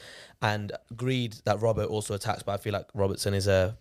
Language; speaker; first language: English; native; English